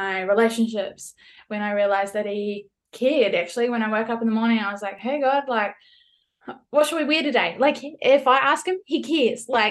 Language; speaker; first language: English; native; English